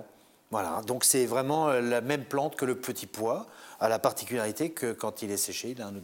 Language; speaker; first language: French; native; French